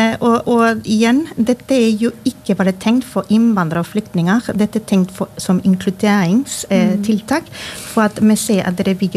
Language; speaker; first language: Norwegian; non-native, fluent; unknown